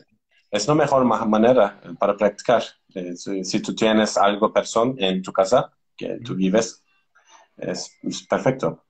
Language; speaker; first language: Spanish; non-native, learner; Turkish